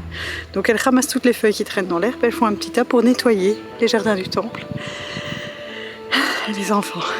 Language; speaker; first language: French; native; French